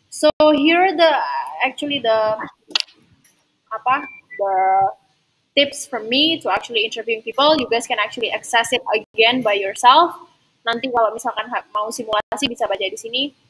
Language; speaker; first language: English; non-native, fluent; Indonesian